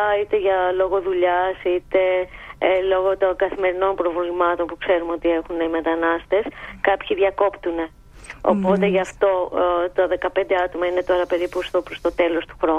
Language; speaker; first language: Greek; native; Greek